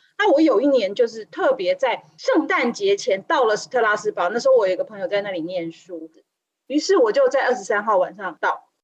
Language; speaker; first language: Chinese; native; Chinese